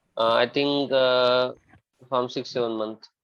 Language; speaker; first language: English; non-native, local second language; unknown